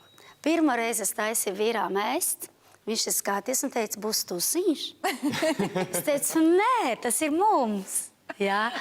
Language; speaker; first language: Latvian; non-native, learner; Portuguese